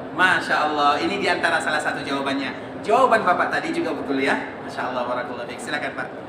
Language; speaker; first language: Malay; native; Malay